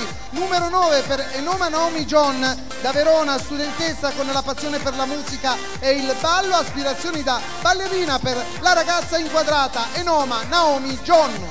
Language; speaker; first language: Italian; native; Italian